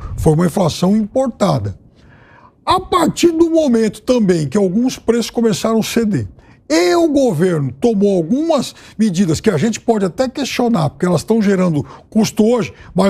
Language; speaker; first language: Portuguese; native; Portuguese